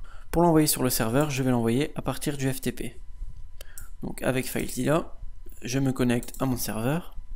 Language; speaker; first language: French; native; French